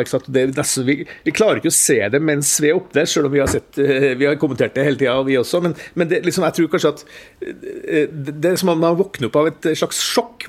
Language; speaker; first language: Norwegian; native; Norwegian